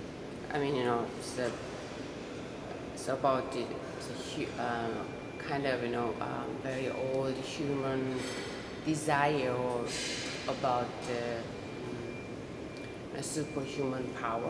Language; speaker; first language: English; non-native, learner; Korean